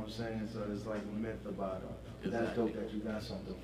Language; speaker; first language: English; native; English